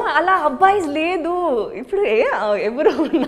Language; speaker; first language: Telugu; non-native, learner; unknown